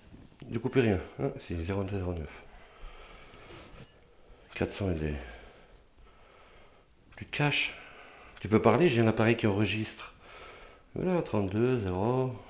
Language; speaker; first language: French; native; French